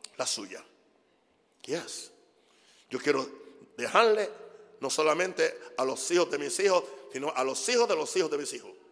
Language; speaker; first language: Spanish; non-native, fluent; English